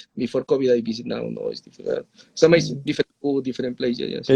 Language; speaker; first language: English; non-native, learner; Spanish